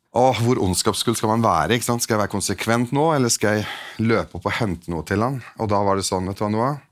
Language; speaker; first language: Norwegian; early bilingual, other home language; Arabic